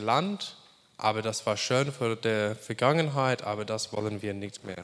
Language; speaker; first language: German; non-native, fluent; English